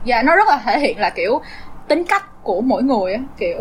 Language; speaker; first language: Vietnamese; early bilingual, heritage; Vietnamese